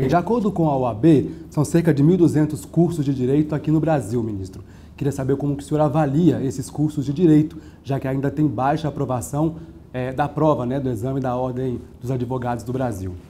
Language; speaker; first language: Portuguese; native; Portuguese